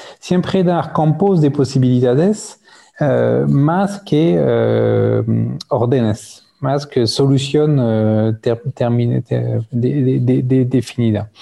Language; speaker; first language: Spanish; non-native, fluent; French